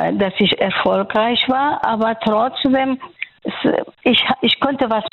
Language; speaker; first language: German; non-native, fluent; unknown